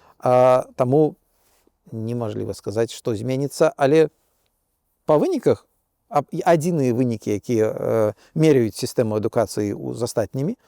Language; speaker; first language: Belarusian; non-native, local second language; Russian